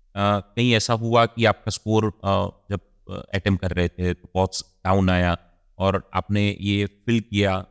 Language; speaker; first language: Hindi; non-native, local second language; Gujarati